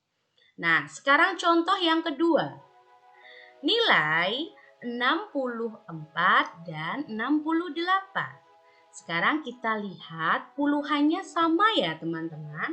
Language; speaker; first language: Indonesian; native; Indonesian